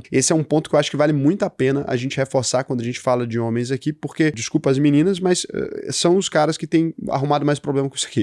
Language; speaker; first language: Portuguese; native; Portuguese